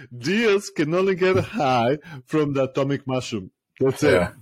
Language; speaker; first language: English; non-native, fluent; Serbian